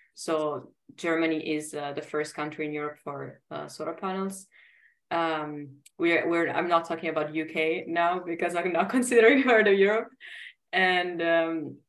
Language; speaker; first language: English; non-native, fluent; Italian